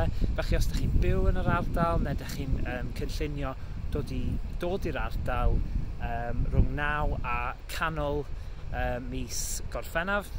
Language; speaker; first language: Welsh; native; Welsh